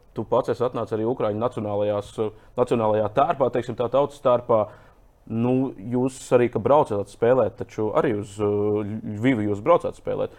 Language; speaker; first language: Latvian; native; Latvian